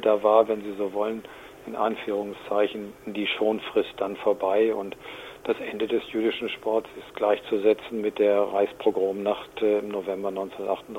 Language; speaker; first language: German; native; German